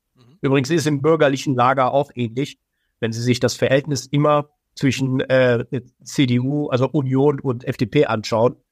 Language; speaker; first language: German; early bilingual, other home language; Persian